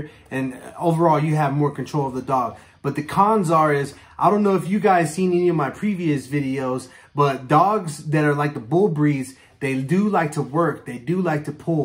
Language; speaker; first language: English; native; English